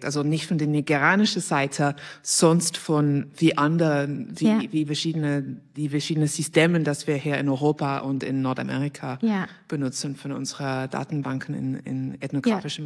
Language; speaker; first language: German; non-native, fluent; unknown